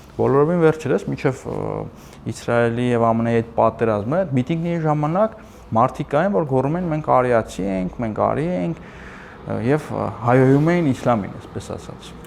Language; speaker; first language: Armenian; native; Armenian